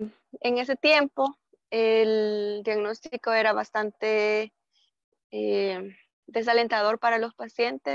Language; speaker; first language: Spanish; native; Spanish